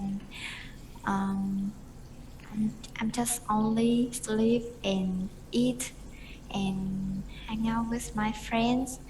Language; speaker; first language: English; non-native, learner; Vietnamese